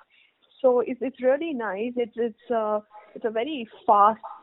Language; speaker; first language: English; non-native, local second language; Hindi